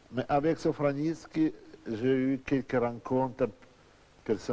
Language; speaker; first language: French; non-native, learner; Russian